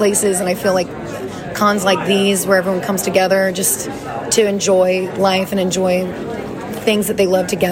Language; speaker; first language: English; native; English